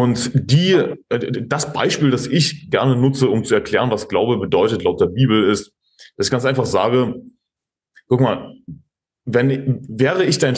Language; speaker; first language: German; native; German